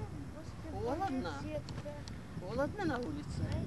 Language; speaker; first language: Russian; native; Russian